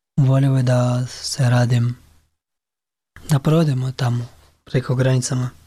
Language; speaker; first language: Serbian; non-native, learner; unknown